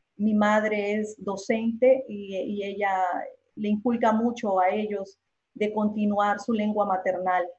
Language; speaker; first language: Spanish; native; Spanish